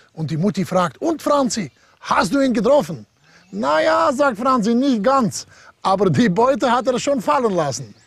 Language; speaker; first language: German; non-native, fluent; Slovenian